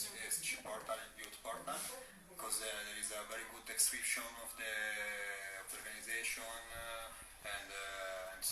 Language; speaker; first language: English; non-native, learner; Italian